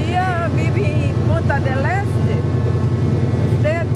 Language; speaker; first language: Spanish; non-native, learner; Portuguese